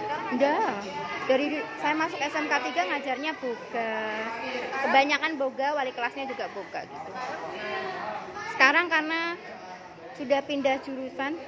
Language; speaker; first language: Indonesian; native; Indonesian